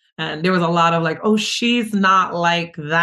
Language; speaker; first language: English; native; English